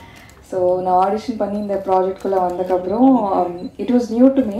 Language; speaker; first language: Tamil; non-native, learner; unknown